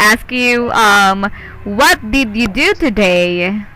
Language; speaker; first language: English; non-native, local second language; Filipino